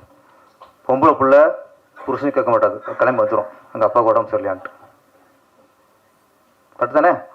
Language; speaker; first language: Tamil; native; Tamil